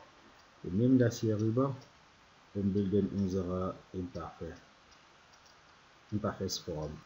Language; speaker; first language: German; non-native, fluent; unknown